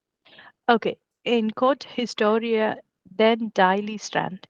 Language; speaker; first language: Danish; non-native, learner; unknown